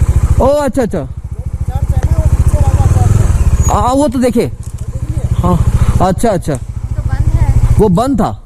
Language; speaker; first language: Hindi; non-native, local second language; Bangla